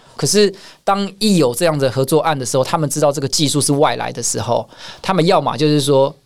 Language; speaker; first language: Chinese; native; Chinese